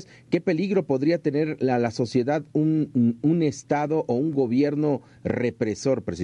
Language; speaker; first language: Spanish; native; Spanish